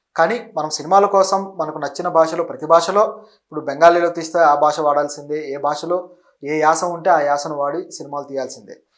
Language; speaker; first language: Telugu; native; Telugu